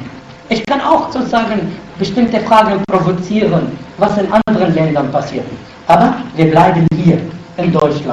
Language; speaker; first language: German; non-native, fluent; Arabic